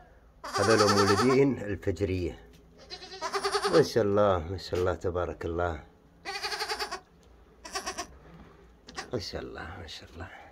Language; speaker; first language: Arabic; native; Arabic